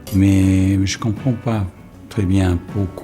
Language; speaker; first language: French; non-native, fluent; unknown